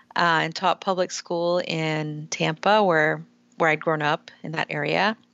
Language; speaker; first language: English; early bilingual, other home language; Spanish